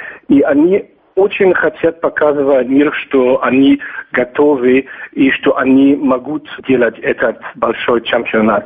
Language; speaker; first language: Russian; non-native, fluent; German